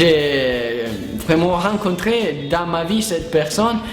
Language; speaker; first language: French; non-native, learner; Italian